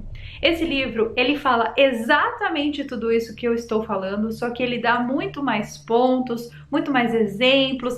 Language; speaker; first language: Portuguese; native; Portuguese